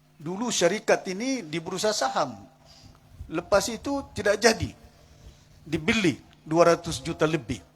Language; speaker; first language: Malay; non-native, local second language; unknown